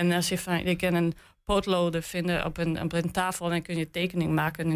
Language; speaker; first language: Dutch; non-native, learner; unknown